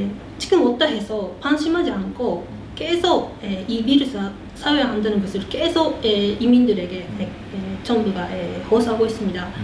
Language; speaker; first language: Korean; early bilingual, heritage; Korean